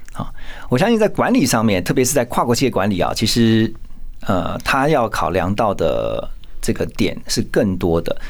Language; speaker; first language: Chinese; native; Chinese